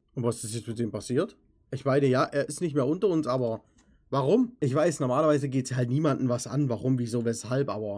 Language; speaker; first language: German; native; German